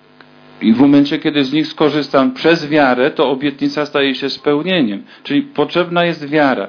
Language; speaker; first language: Polish; native; Polish